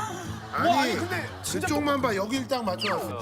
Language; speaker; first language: Korean; native; Korean